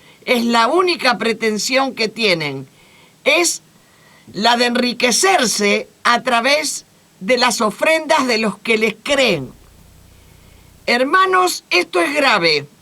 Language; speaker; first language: Spanish; native; Spanish